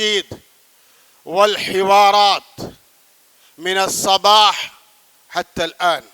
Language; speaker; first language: Arabic; non-native, fluent; Urdu